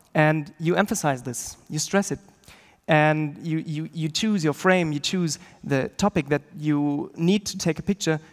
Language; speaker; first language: English; non-native, fluent; German